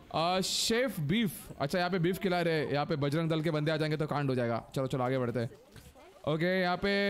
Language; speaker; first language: Hindi; non-native, local second language; Marathi